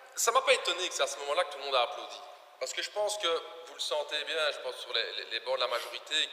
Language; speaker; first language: French; native; French